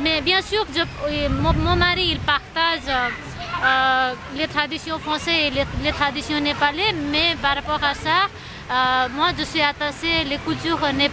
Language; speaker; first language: French; non-native, learner; Nepali